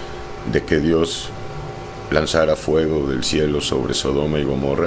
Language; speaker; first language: Spanish; native; Spanish